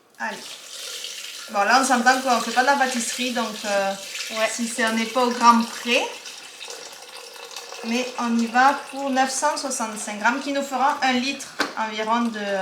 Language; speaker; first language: French; native; French